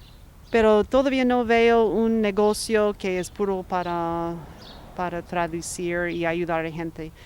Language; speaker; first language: Spanish; non-native, fluent; English